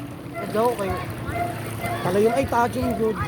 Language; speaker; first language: Filipino; non-native, local second language; Cebuano